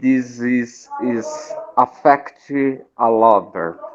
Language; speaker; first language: English; non-native, learner; Portuguese